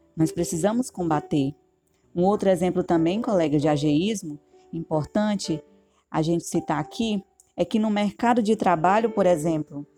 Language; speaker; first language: Portuguese; native; Portuguese